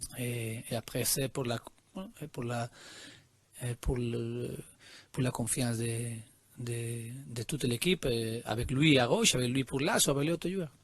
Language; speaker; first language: French; non-native, learner; Spanish